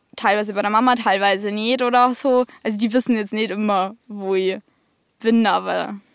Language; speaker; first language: German; native; German